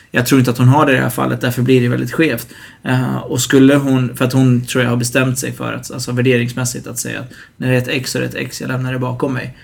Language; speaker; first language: Swedish; early bilingual, other home language; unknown